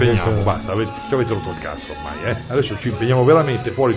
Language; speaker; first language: Italian; native; Italian